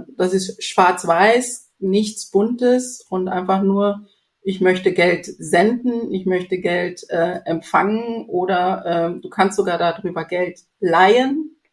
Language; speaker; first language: German; non-native, fluent; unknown